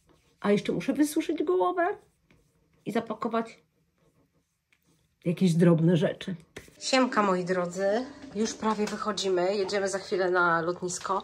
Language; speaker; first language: Polish; native; Polish